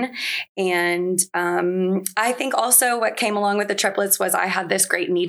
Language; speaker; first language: English; native; English